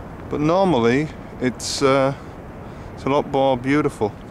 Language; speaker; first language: English; native; English